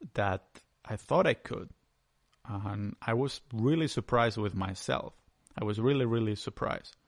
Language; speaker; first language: English; non-native, fluent; Spanish